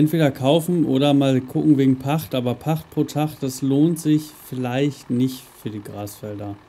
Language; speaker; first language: German; native; German